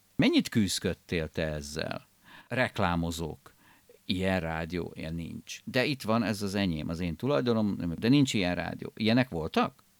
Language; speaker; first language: Hungarian; native; Hungarian